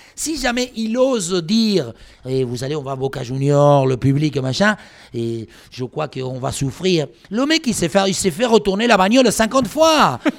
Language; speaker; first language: French; non-native, fluent; Spanish